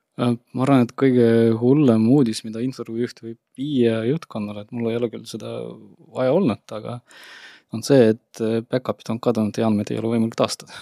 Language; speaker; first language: Estonian; non-native, local second language; Russian